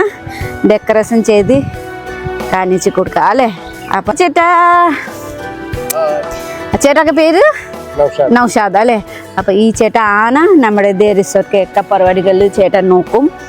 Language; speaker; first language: Malayalam; non-native, learner; Nepali